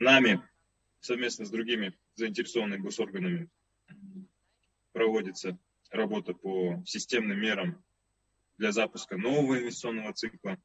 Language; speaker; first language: Russian; native; Russian